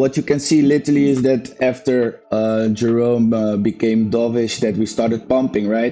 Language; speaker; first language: English; non-native, fluent; Dutch